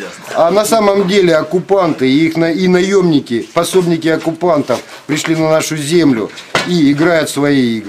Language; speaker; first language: Russian; native; Russian